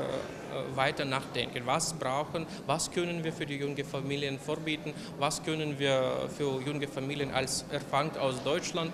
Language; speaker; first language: German; non-native, local second language; Ukrainian